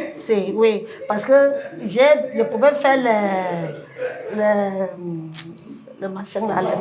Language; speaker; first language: French; non-native, learner; English